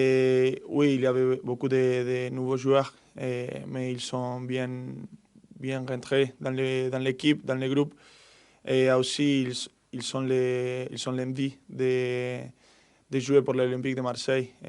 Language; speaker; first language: French; non-native, fluent; Spanish